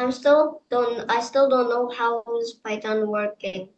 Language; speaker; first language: English; non-native, fluent; Indonesian